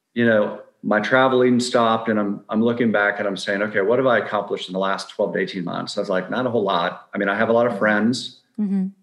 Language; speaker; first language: English; native; English